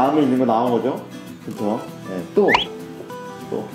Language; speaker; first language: Korean; native; Korean